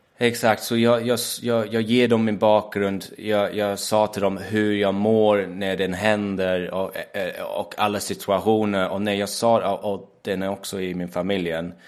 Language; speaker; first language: Swedish; non-native, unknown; English